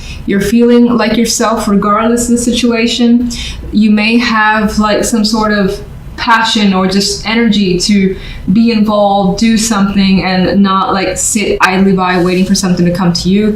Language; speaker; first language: English; native; English